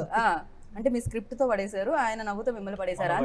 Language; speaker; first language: Telugu; native; Telugu